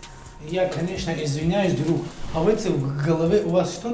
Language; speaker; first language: Russian; non-native, fluent; Tajik